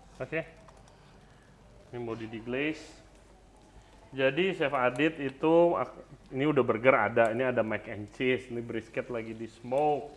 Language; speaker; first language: Indonesian; native; Indonesian